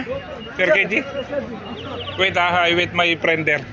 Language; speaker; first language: English; non-native, learner; Filipino